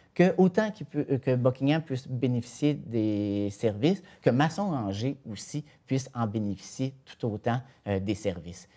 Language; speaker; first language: French; native; French